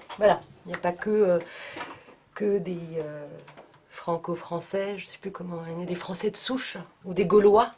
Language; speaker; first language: French; native; French